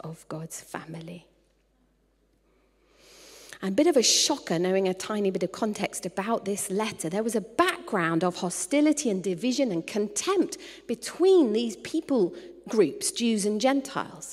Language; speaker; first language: English; native; English